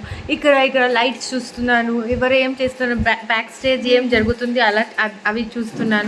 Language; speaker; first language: Telugu; non-native, fluent; Bangla